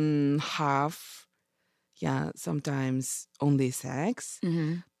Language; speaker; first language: English; non-native, learner; Japanese